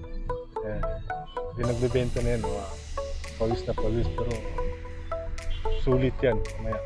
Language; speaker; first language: Filipino; non-native, local second language; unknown